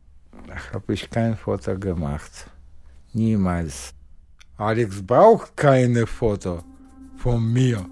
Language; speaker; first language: German; non-native, learner; Russian